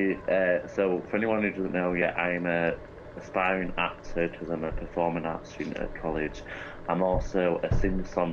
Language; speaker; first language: English; native; English